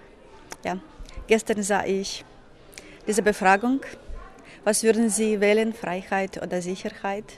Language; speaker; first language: German; non-native, fluent; Ukrainian